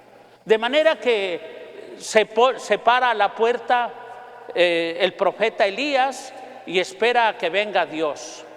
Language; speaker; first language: Spanish; native; Spanish